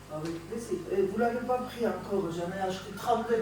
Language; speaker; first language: French; non-native, learner; Armenian